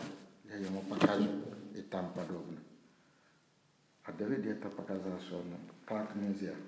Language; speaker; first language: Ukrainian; non-native, learner; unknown